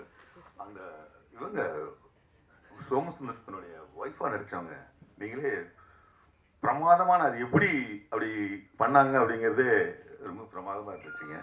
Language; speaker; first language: Tamil; native; Tamil